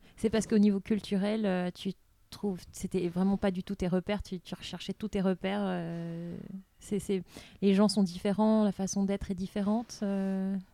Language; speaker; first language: French; native; French